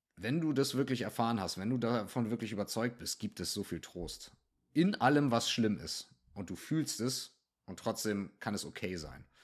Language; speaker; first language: German; native; German